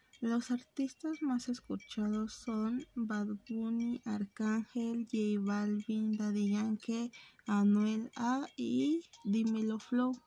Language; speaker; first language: Spanish; native; Spanish